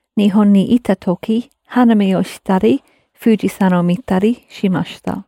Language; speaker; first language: Japanese; non-native, fluent; English